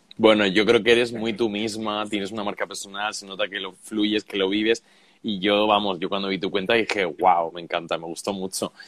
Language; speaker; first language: Spanish; native; Spanish